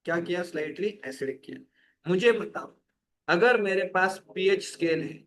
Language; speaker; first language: Hindi; non-native, local second language; Marathi